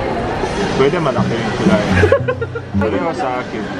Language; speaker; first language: Filipino; non-native, learner; Arabic